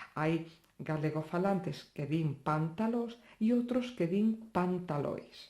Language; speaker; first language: Galician; non-native, local second language; Spanish